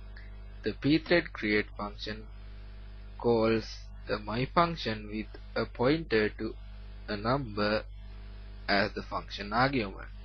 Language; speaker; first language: English; non-native, learner; Sinhala